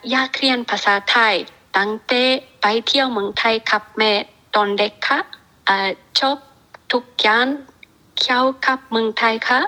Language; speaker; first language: Thai; non-native, learner; English